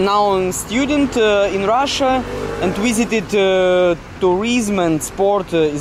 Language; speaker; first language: English; non-native, learner; Russian